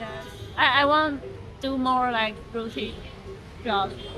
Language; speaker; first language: English; non-native, learner; Chinese